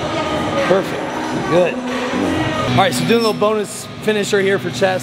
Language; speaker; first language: English; native; English